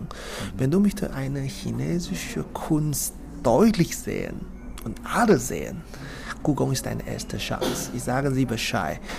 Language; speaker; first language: German; non-native, learner; Chinese